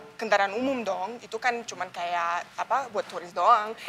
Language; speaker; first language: Indonesian; non-native, fluent; Bosnian